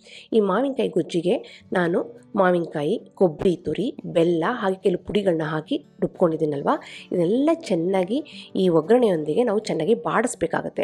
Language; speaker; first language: Kannada; native; Kannada